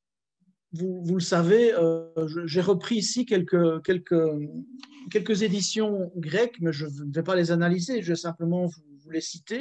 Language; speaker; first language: French; native; French